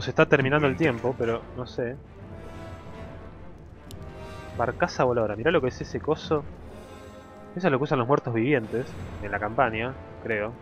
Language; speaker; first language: Spanish; native; Spanish